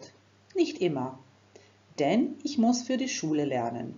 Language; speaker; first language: German; non-native, fluent; Croatian